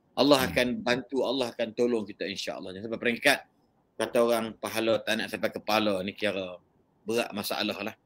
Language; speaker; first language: Malay; native; Malay